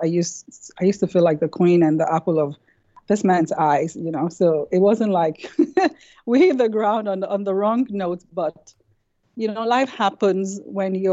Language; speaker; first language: English; non-native, local second language; Yoruba